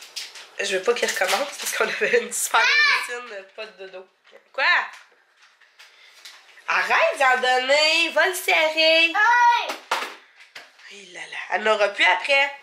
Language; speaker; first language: French; native; French